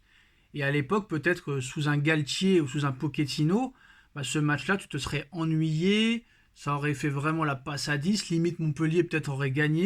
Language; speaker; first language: French; native; French